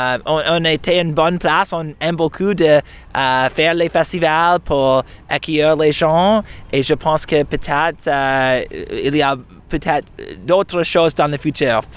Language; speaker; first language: French; non-native, local second language; English